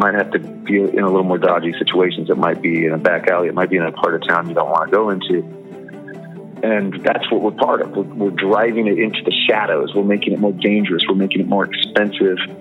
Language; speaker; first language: English; native; English